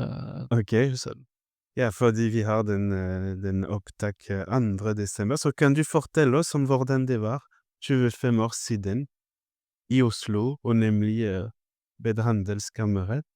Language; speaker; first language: Norwegian; non-native, fluent; French